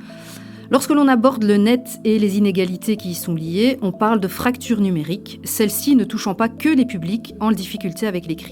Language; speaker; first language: French; native; French